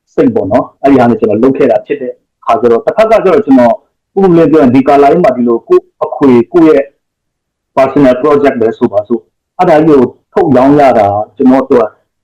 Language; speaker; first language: Burmese; native; Burmese